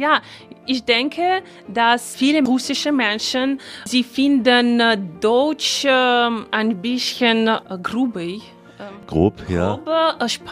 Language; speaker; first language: German; non-native, learner; Russian